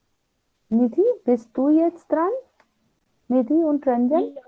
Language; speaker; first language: German; non-native, fluent; Hindi